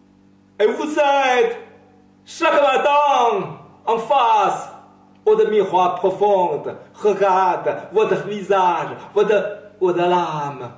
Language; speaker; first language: French; non-native, learner; Chinese